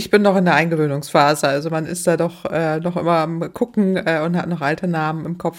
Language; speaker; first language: German; native; German